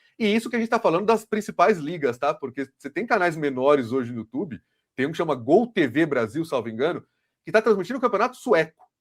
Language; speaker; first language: Portuguese; native; Portuguese